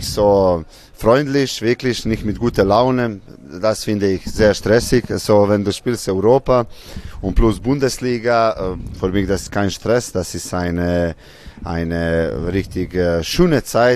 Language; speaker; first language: German; non-native, fluent; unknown